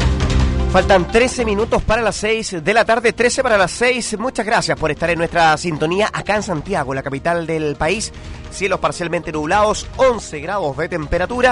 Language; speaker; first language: Spanish; native; Spanish